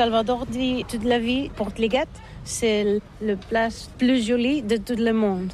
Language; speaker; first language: French; non-native, learner; Catalan